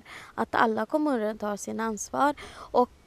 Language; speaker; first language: Swedish; non-native, fluent; Romany